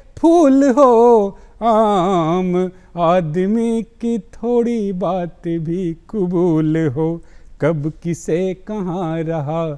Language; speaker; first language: Hindi; native; Hindi